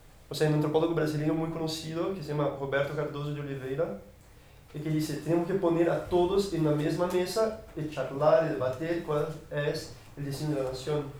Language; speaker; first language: Spanish; non-native, fluent; Portuguese